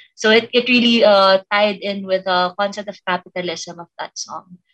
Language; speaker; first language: English; non-native, local second language; Filipino